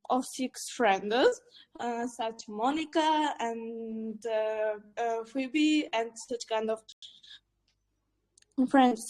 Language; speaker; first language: English; non-native, learner; Uzbek